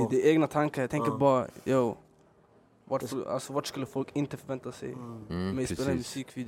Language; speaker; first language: Swedish; early bilingual, other home language; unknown